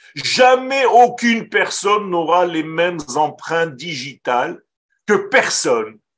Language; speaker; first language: French; non-native, fluent; Hebrew